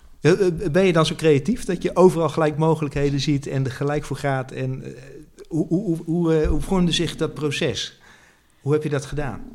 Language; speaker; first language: Dutch; native; Dutch